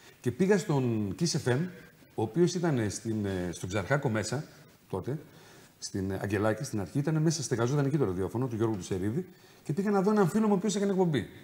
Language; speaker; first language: Greek; native; Greek